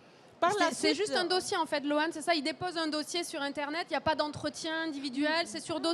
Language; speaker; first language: French; native; French